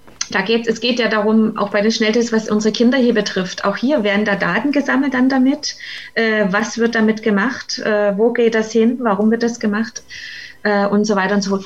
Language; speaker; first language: German; native; German